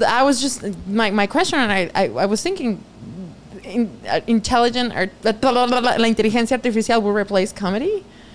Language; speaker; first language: English; non-native, fluent; Spanish